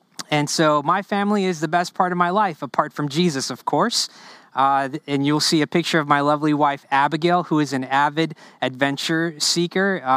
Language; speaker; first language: English; early bilingual, other home language; Spanish